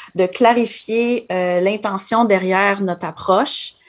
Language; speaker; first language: French; native; French